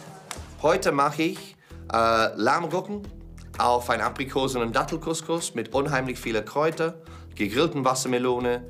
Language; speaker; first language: German; non-native, fluent; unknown